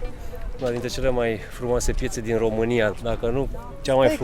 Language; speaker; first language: Romanian; native; Romanian